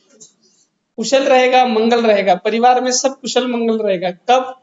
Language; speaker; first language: Hindi; non-native, local second language; Marathi